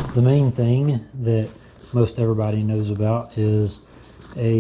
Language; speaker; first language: English; native; English